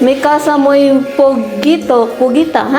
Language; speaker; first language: Spanish; non-native, learner; Filipino